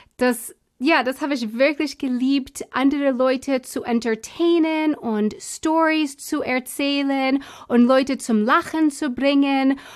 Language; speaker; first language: German; non-native, fluent; English